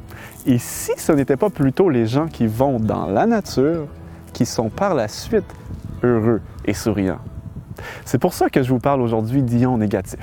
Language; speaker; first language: French; native; French